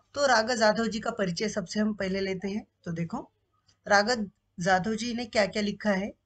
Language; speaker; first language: Hindi; non-native, local second language; Marathi